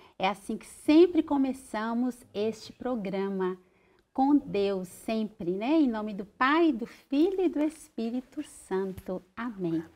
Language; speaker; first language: Portuguese; native; Portuguese